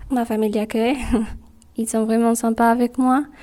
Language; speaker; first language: French; non-native, learner; Spanish